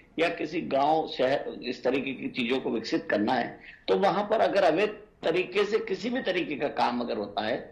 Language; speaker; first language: Hindi; native; Hindi